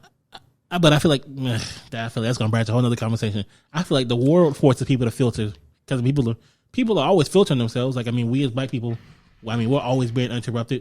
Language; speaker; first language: English; native; English